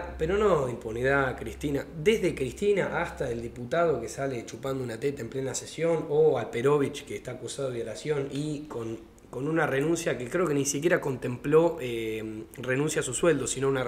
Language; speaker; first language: Spanish; native; Spanish